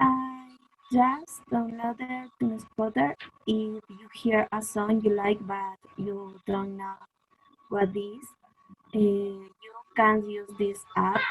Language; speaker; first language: English; non-native, learner; Spanish